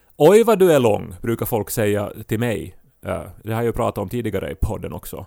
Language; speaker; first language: Swedish; native; Swedish